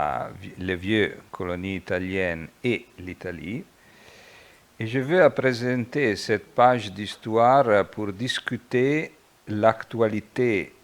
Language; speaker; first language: French; non-native, fluent; Italian